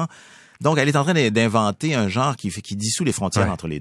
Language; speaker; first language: French; native; French